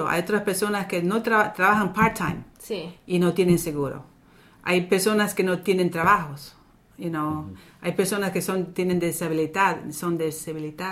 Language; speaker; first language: Spanish; early bilingual, other home language; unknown